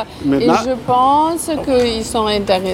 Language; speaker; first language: French; non-native, fluent; Spanish